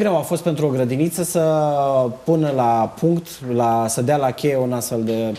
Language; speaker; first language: Romanian; native; Romanian